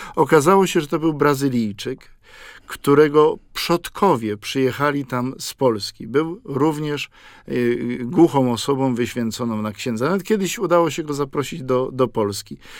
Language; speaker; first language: Polish; native; Polish